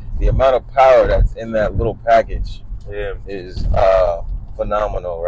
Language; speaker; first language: English; native; English